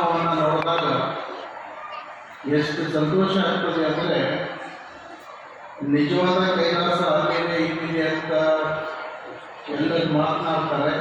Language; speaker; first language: Kannada; native; Kannada